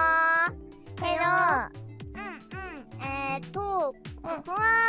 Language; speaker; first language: Japanese; non-native, learner; Indonesian